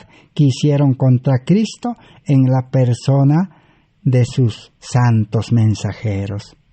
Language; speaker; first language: Spanish; native; Spanish